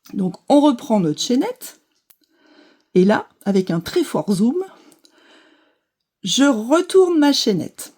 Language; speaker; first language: French; native; French